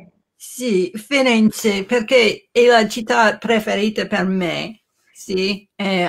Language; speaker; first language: Italian; non-native, learner; English